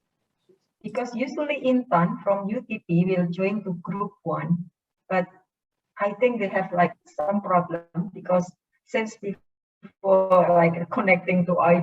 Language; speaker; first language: English; non-native, fluent; Indonesian